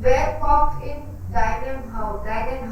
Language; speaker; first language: German; non-native, learner; Hindi